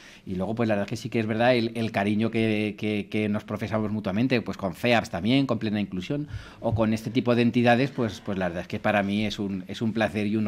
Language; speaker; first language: Spanish; native; Spanish